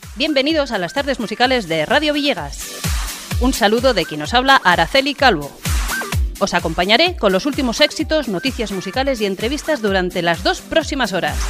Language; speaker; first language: Spanish; native; Spanish